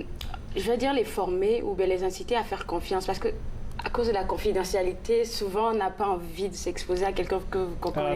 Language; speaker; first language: French; native; French